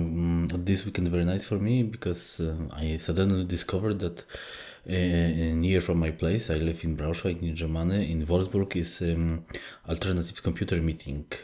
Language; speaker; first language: English; non-native, fluent; Polish